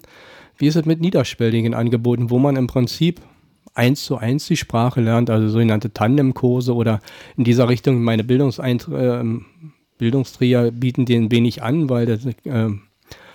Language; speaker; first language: German; native; German